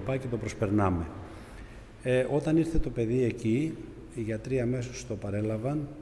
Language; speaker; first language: Greek; native; Greek